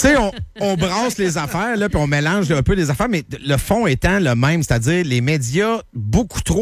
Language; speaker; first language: French; native; French